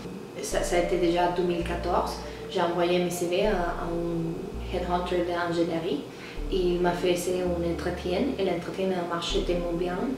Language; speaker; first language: French; non-native, learner; Spanish